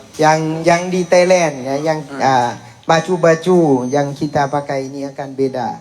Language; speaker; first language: Indonesian; non-native, learner; Thai